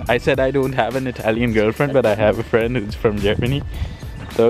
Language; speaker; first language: English; non-native, local second language; Hindi